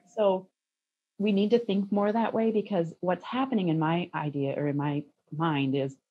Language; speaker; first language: English; native; English